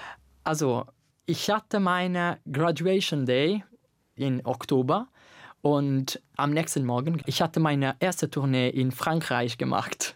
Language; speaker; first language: German; non-native, fluent; Italian